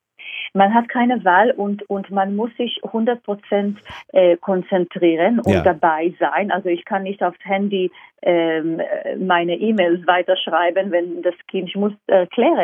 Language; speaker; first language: German; non-native, fluent; Hebrew